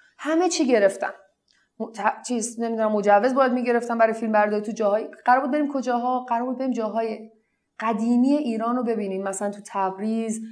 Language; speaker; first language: Persian; non-native, local second language; Arabic